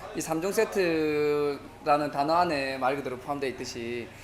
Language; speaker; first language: Korean; native; Korean